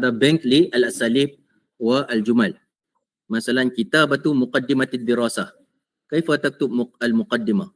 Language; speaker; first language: Arabic; non-native, fluent; Malay